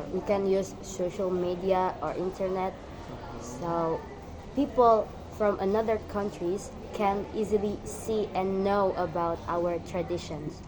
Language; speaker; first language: English; non-native, learner; Indonesian